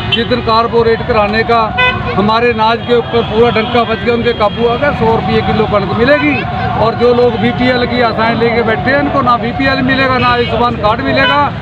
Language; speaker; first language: Hindi; native; Hindi